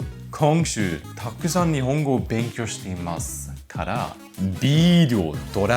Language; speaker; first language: Japanese; non-native, learner; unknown